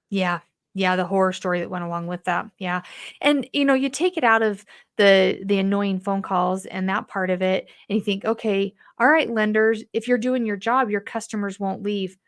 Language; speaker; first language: English; native; English